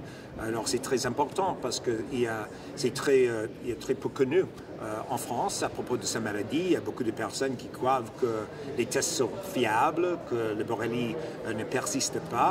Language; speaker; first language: French; non-native, fluent; English